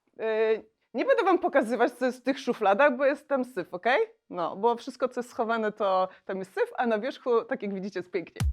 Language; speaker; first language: Polish; native; Polish